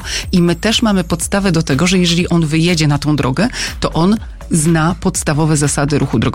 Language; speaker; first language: Polish; native; Polish